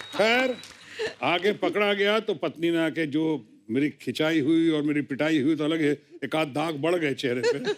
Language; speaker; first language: Hindi; native; Hindi